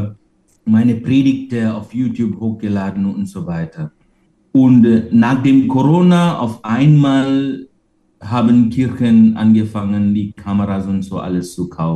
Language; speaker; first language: German; non-native, fluent; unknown